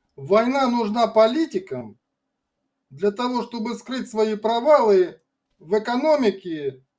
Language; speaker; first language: Russian; native; Russian